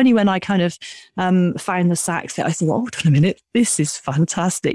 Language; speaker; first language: English; native; English